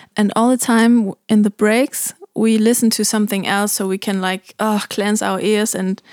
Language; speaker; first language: English; non-native, fluent; German